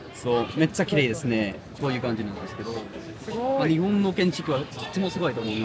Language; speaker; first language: Japanese; native; Japanese